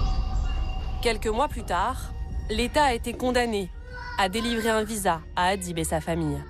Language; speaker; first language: French; native; French